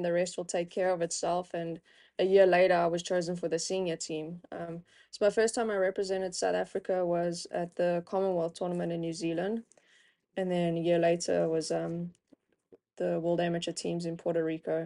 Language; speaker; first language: English; native; English